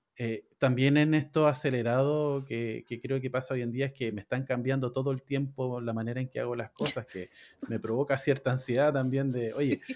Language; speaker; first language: Spanish; native; Spanish